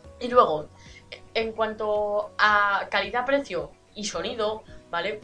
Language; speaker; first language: Spanish; native; Spanish